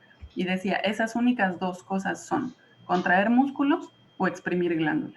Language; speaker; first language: Spanish; native; Spanish